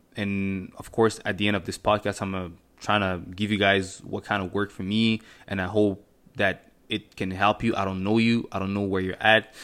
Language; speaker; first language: English; non-native, fluent; French